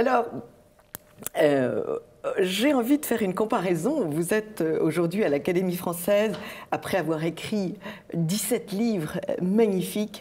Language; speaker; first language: French; native; French